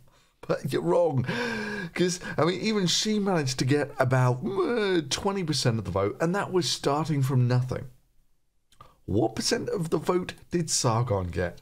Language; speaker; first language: English; native; English